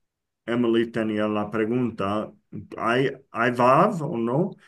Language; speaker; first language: Spanish; non-native, fluent; English